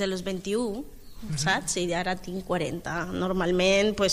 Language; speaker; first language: Catalan; non-native, learner; Spanish